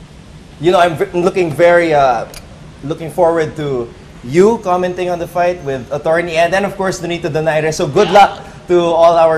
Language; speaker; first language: English; non-native, local second language; Filipino